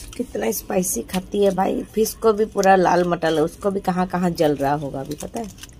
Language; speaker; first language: Hindi; non-native, local second language; Bangla